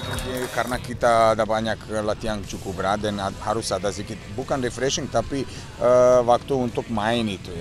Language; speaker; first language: Indonesian; non-native, fluent; Serbian